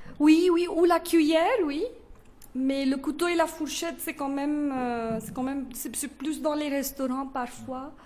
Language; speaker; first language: French; non-native, fluent; Kannada